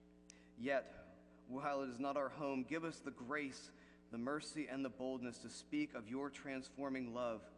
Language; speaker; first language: English; native; English